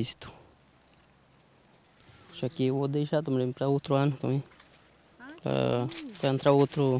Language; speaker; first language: Portuguese; non-native, local second language; Guarani